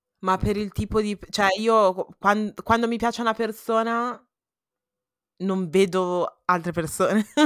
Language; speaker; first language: Italian; early bilingual, heritage; Italian